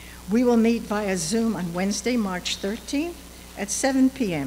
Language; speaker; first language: English; native; English